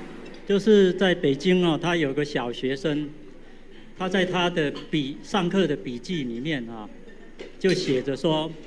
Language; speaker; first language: Chinese; native; Chinese